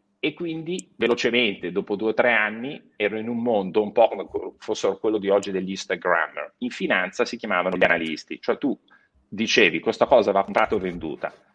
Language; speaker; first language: Italian; native; Italian